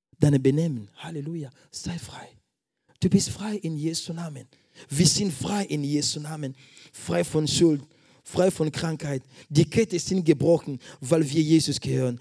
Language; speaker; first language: German; non-native, fluent; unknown